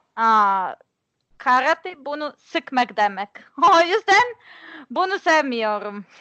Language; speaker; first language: Turkish; non-native, learner; Serbian